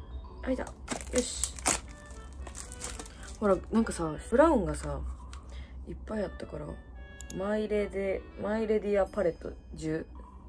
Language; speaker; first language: Japanese; native; Japanese